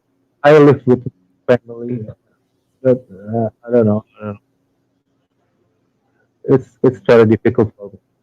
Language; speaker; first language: English; non-native, learner; Indonesian